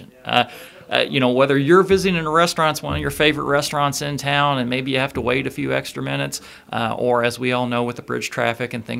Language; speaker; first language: English; native; English